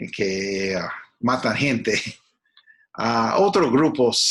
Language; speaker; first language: Spanish; non-native, fluent; English